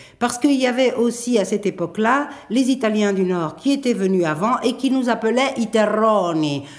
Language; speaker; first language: French; native; French